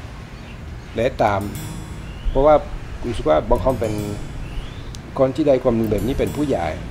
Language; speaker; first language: Thai; non-native, learner; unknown